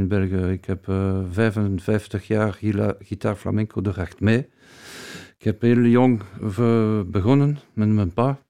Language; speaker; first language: Dutch; non-native, fluent; Spanish